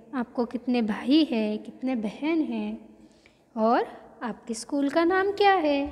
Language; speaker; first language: Hindi; non-native, local second language; Marathi